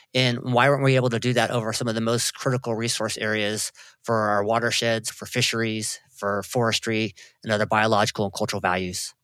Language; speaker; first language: English; native; English